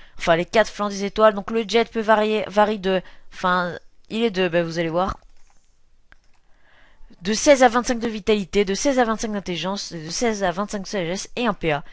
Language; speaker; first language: French; native; French